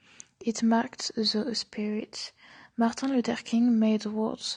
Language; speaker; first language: English; non-native, learner; French